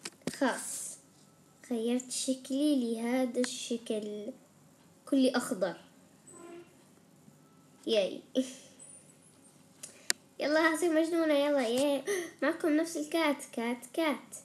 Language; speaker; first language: Arabic; native; Arabic